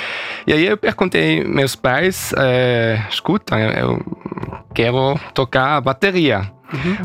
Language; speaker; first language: Portuguese; early bilingual, heritage; Portuguese